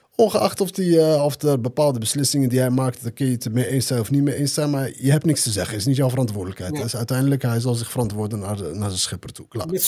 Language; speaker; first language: Dutch; early bilingual, other home language; Arabic